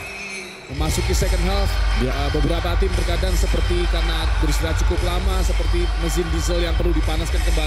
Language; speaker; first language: Indonesian; native; Indonesian